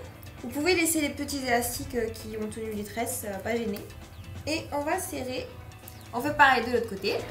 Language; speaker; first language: French; native; French